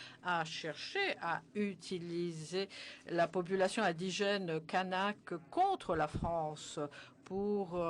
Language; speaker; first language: French; non-native, fluent; Italian